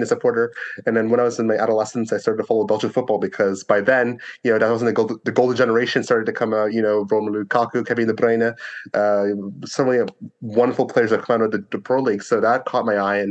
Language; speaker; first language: English; native; English